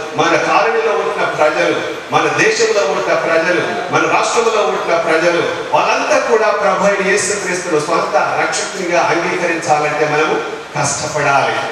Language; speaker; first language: Telugu; non-native, local second language; Lambadi